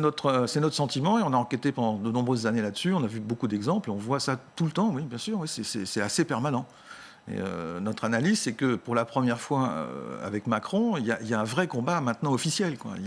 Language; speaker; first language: French; native; French